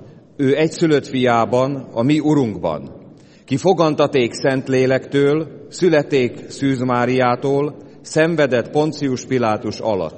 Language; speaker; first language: Hungarian; native; Hungarian